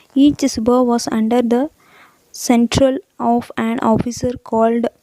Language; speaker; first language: English; non-native, local second language; Tamil